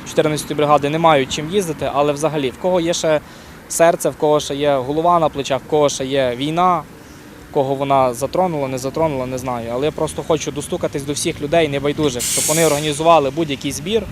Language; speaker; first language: Ukrainian; native; Ukrainian